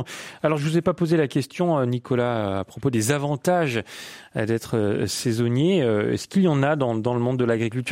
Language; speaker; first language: French; native; French